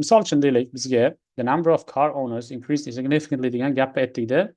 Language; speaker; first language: English; non-native, fluent; Uzbek